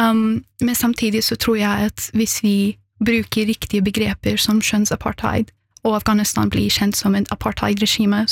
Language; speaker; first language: Norwegian; early bilingual, other home language; Persian